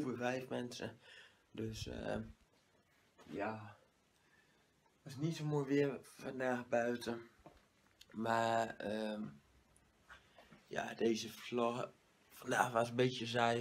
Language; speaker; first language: Dutch; native; Dutch